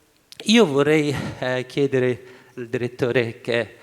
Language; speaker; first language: Italian; non-native, fluent; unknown